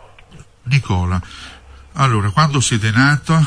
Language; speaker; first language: Italian; native; Italian